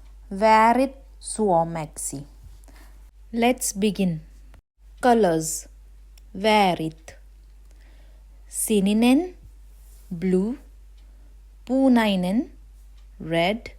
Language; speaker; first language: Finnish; non-native, fluent; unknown